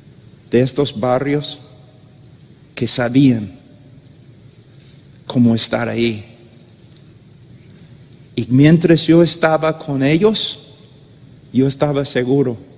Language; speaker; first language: Spanish; non-native, fluent; English